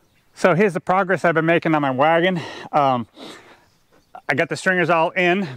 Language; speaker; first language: English; native; English